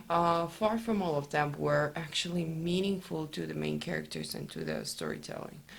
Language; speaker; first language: English; non-native, fluent; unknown